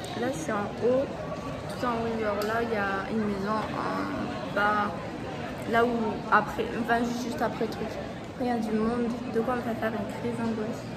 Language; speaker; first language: French; native; French